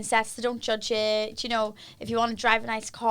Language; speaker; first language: English; native; English